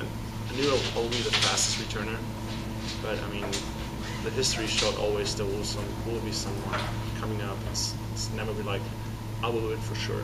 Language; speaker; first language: English; non-native, fluent; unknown